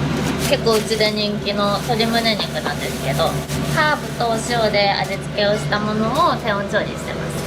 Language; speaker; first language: Japanese; native; Japanese